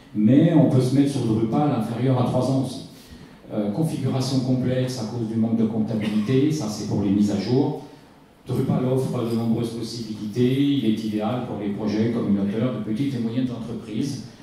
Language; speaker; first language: French; native; French